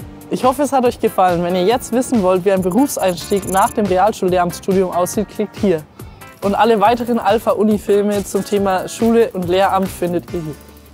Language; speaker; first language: German; native; German